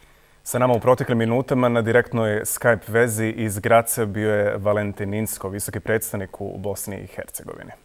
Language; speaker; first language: Serbian; native; Serbian